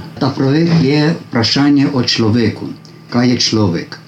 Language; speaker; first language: Slovenian; non-native, learner; Armenian